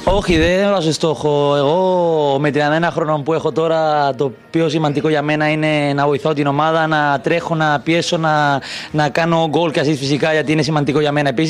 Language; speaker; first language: Greek; non-native, learner; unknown